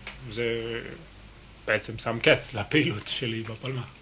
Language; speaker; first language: Hebrew; non-native, fluent; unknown